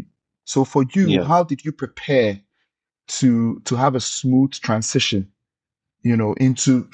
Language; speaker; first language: English; non-native, local second language; Akan